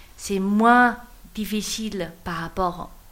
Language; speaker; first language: French; non-native, learner; Chinese